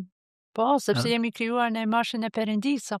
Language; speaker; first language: Albanian; non-native, fluent; Norwegian